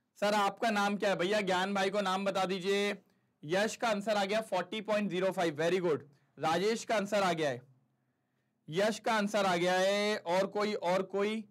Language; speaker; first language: Hindi; native; Hindi